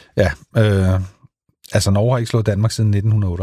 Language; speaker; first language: Danish; native; Danish